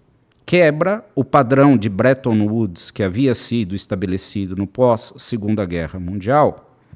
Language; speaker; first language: Portuguese; native; Portuguese